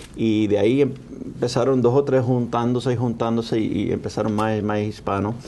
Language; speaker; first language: Spanish; early bilingual, heritage; Spanish